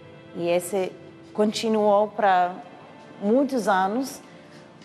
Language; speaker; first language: Portuguese; non-native, learner; English